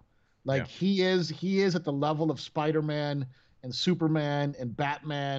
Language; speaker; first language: English; non-native, fluent; Spanish